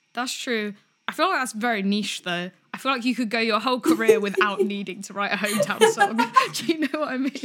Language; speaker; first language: English; native; English